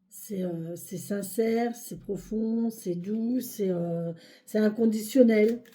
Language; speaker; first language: French; native; French